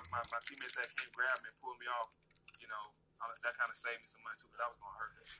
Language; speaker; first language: English; native; English